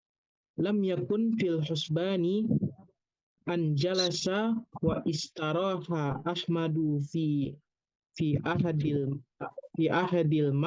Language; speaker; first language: Arabic; non-native, learner; Indonesian